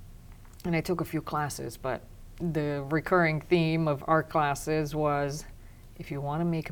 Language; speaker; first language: English; non-native, fluent; Romanian